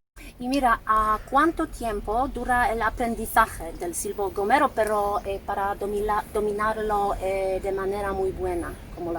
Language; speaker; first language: Spanish; non-native, fluent; Polish